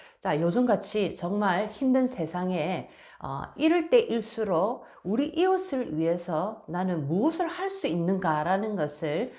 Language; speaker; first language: Korean; native; Korean